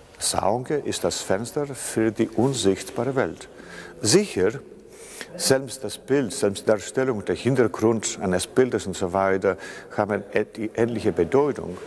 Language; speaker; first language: German; non-native, fluent; Greek